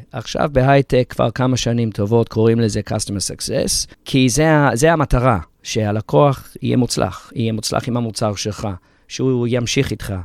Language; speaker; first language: Hebrew; early bilingual, heritage; Hebrew